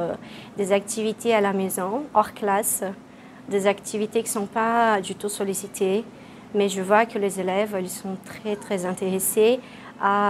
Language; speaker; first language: French; non-native, fluent; Portuguese